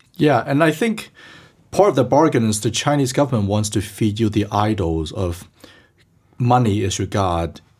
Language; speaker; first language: English; early bilingual, other home language; Chinese